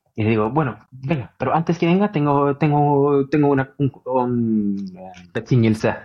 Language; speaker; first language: Spanish; early bilingual, heritage; Norwegian